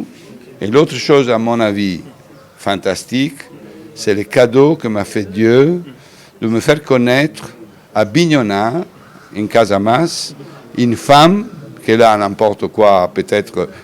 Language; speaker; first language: French; non-native, fluent; Italian